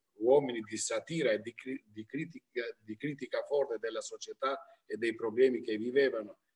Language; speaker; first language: Italian; non-native, fluent; Albanian